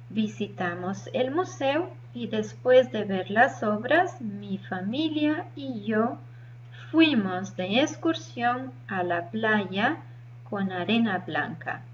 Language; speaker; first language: Spanish; non-native, learner; English